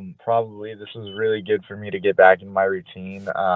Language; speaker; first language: English; native; English